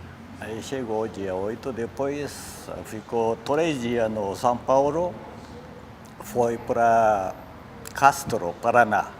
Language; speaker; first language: Portuguese; non-native, learner; Japanese